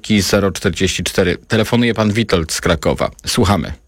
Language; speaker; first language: Polish; native; Polish